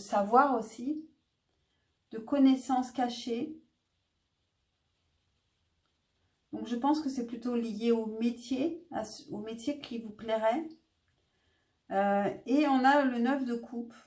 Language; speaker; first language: French; native; French